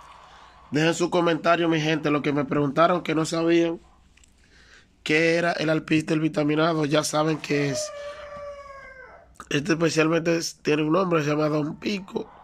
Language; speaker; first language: Spanish; native; Spanish